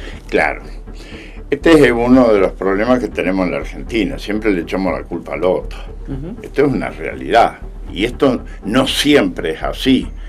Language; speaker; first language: Spanish; native; Spanish